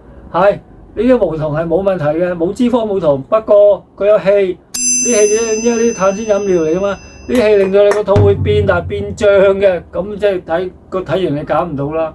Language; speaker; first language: Cantonese; native; Cantonese